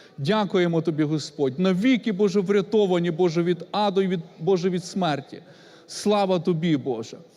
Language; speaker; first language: Ukrainian; native; Ukrainian